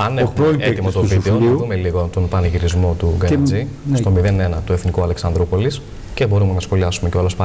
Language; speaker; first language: Greek; native; Greek